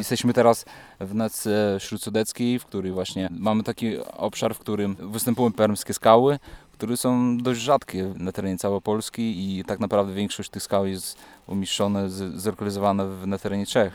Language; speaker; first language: Polish; non-native, fluent; Russian